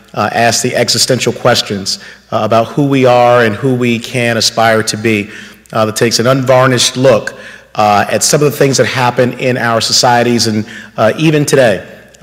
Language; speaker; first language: English; native; English